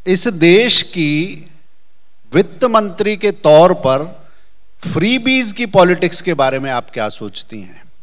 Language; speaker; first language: Hindi; native; Hindi